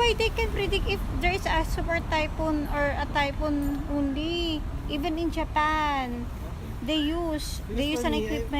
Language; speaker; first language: English; non-native, learner; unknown